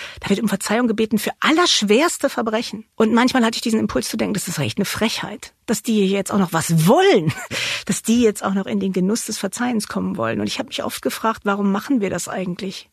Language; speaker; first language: German; native; German